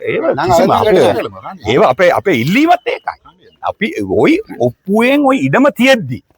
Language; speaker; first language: Sinhala; non-native, local second language; Tamil